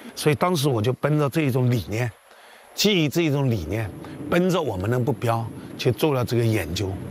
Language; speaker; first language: Chinese; non-native, local second language; Hakka Chinese